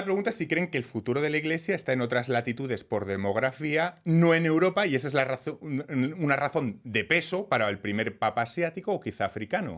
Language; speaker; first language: Spanish; native; Spanish